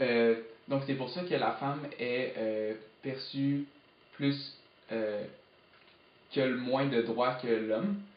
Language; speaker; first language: French; native; French